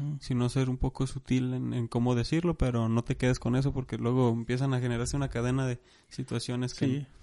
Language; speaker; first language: Spanish; native; Spanish